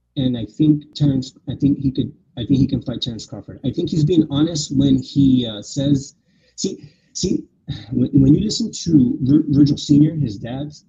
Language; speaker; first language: English; native; English